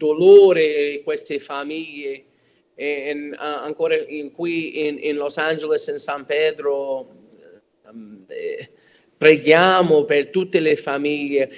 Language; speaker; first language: Italian; early bilingual, heritage; English